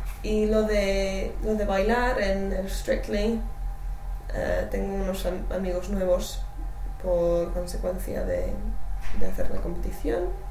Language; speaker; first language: Spanish; non-native, fluent; English